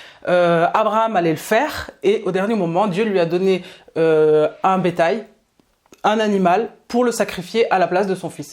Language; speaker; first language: French; native; French